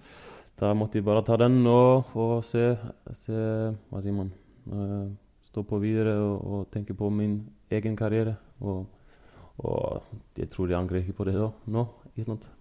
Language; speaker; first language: Norwegian; non-native, fluent; Icelandic